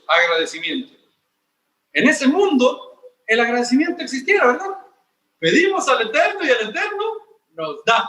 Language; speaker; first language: Spanish; native; Spanish